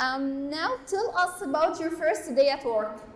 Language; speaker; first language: English; non-native, learner; Arabic